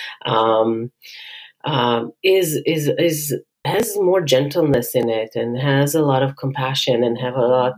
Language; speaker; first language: English; non-native, fluent; Hebrew